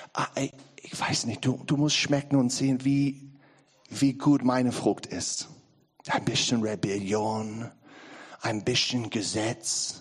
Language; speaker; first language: German; non-native, learner; English